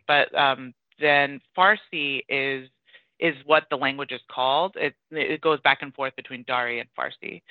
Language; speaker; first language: English; early bilingual, other home language; Persian